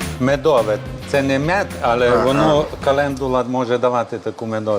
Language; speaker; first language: Ukrainian; native; Ukrainian